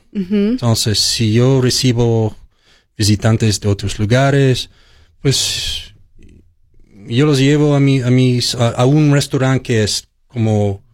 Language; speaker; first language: Spanish; non-native, fluent; English